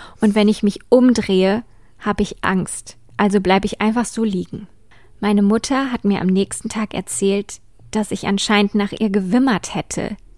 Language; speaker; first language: German; native; German